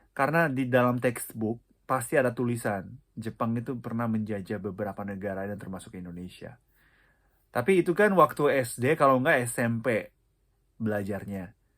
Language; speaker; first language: Indonesian; non-native, fluent; Japanese